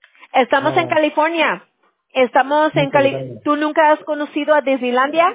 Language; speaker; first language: Spanish; early bilingual, heritage; English